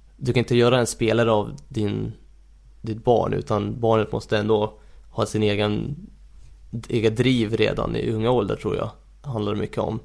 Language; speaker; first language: Swedish; early bilingual, other home language; Hungarian